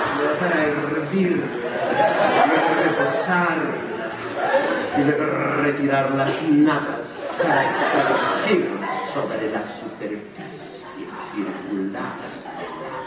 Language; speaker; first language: Spanish; native; Spanish